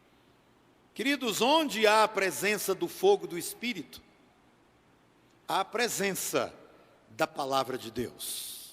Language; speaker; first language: Portuguese; native; Portuguese